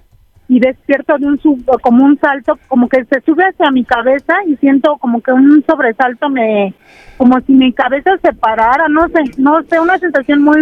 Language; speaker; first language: Spanish; native; Spanish